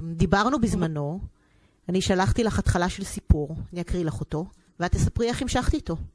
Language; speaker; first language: Hebrew; native; Hebrew